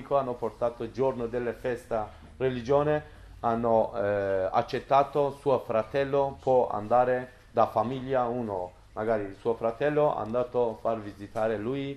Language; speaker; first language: Italian; non-native, learner; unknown